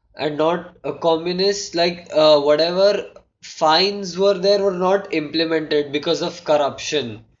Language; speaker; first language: English; non-native, local second language; Hindi